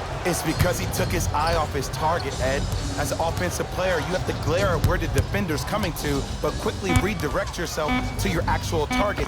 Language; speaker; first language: English; native; English